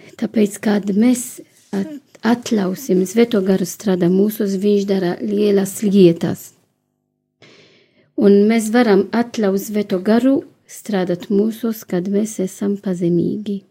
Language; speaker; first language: Latvian; non-native, learner; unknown